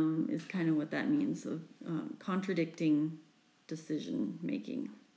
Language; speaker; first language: English; native; English